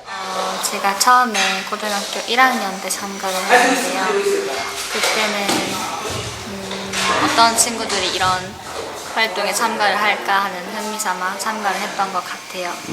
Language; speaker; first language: Korean; early bilingual, heritage; Korean